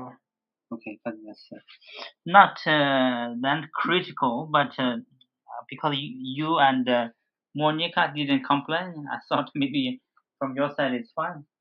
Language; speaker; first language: English; non-native, fluent; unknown